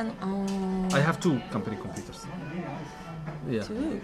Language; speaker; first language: English; non-native, fluent; Arabic